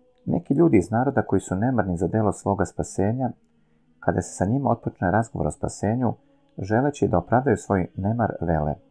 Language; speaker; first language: Serbian; native; Serbian